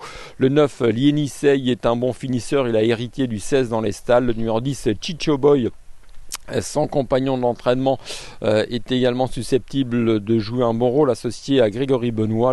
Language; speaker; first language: French; native; French